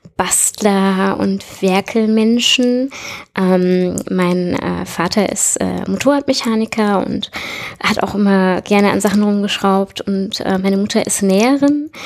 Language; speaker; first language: German; native; German